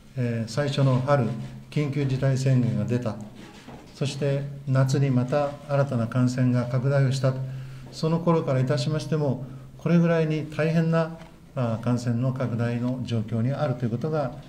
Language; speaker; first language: Japanese; native; Japanese